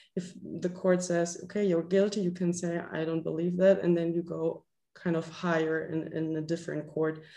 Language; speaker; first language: English; non-native, fluent; German